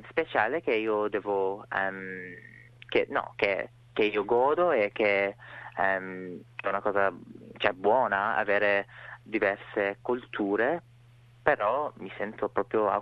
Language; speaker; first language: Italian; non-native, fluent; English